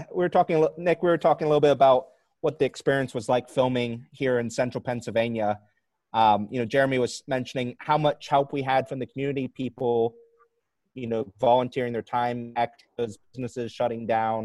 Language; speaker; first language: English; native; English